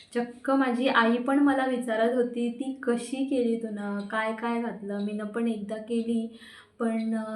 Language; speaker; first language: Marathi; non-native, local second language; Konkani